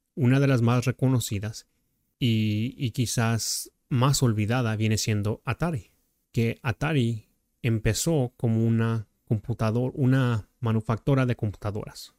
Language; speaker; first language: Spanish; early bilingual, heritage; Spanish